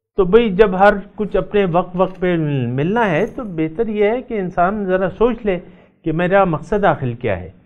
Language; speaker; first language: Urdu; non-native, local second language; Pashto